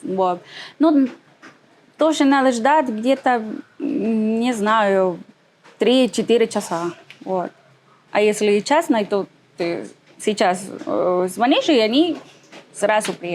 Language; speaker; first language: Russian; non-native, learner; Spanish